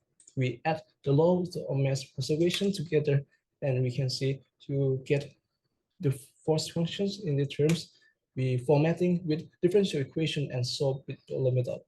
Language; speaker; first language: English; non-native, learner; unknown